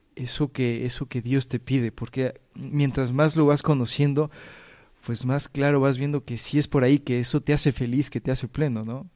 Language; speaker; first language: Spanish; native; Spanish